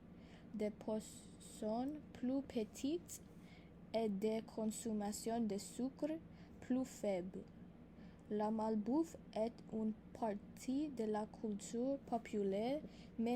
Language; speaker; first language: French; non-native, learner; English